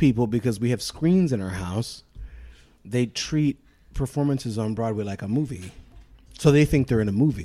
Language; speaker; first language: English; non-native, local second language; Shona